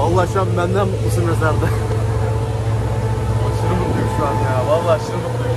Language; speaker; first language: Turkish; native; Turkish